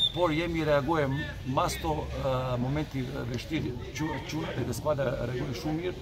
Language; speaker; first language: Albanian; non-native, learner; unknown